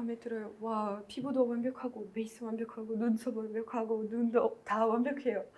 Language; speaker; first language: Korean; non-native, fluent; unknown